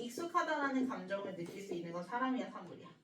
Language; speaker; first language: Korean; native; Korean